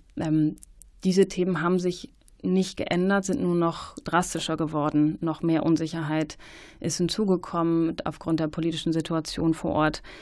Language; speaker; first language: German; native; German